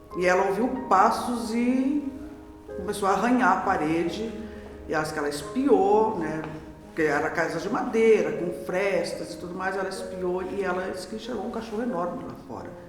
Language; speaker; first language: Portuguese; native; Portuguese